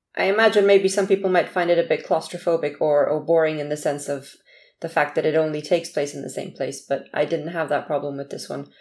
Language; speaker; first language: English; early bilingual, other home language; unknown